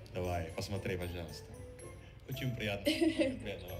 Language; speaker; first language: Russian; non-native, learner; Indonesian